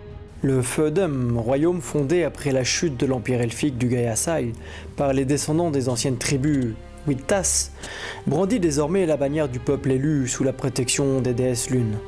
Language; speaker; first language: French; native; French